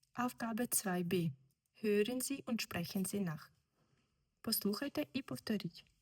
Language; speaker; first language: Ukrainian; native; Ukrainian